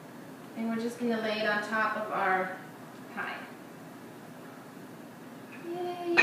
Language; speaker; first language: English; non-native, fluent; German